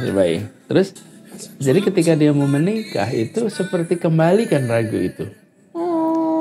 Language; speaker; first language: Indonesian; native; Indonesian